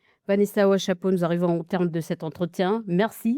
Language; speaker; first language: French; native; French